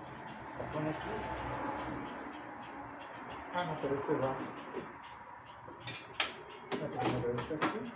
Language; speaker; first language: Spanish; native; Spanish